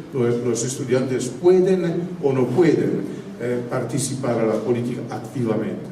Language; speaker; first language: Spanish; non-native, fluent; Italian